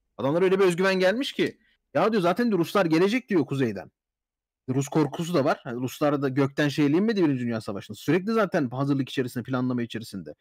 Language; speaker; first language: Turkish; native; Turkish